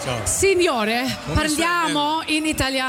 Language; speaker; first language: Italian; non-native, learner; German